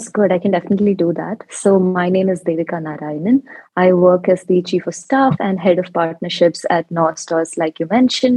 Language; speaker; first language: English; non-native, local second language; Malayalam